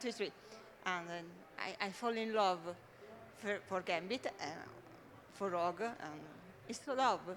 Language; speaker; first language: English; non-native, learner; Italian